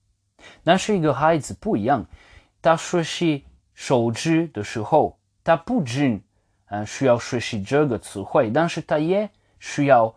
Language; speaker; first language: Chinese; non-native, fluent; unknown